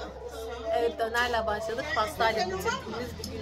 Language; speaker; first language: Turkish; native; Turkish